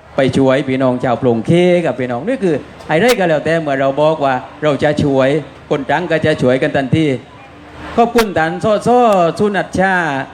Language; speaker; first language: Thai; native; Thai